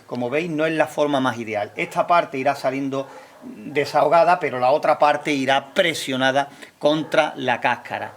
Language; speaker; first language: Spanish; native; Spanish